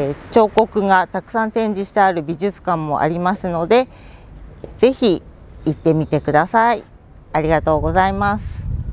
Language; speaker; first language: Japanese; native; Japanese